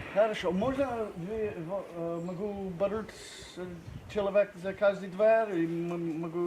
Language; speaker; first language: Russian; non-native, learner; English